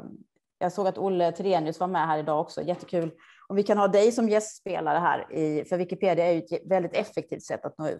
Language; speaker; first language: Swedish; native; Swedish